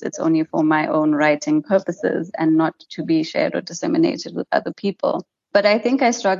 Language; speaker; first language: English; native; English